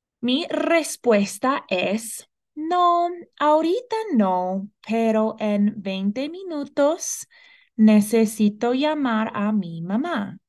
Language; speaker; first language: Spanish; non-native, fluent; English